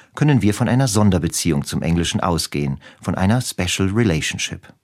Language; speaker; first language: German; native; German